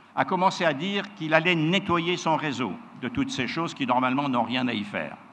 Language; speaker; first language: French; native; French